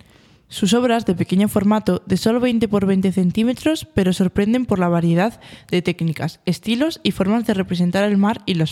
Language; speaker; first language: Spanish; native; Spanish